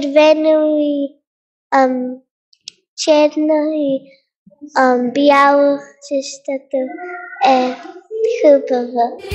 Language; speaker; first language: Bulgarian; early bilingual, heritage; Bulgarian